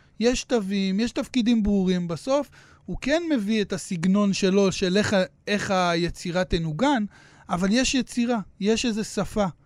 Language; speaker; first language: Hebrew; native; Hebrew